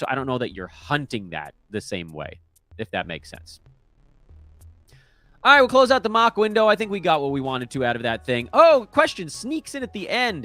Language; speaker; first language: English; native; English